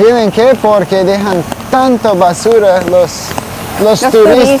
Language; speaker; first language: Spanish; non-native, learner; English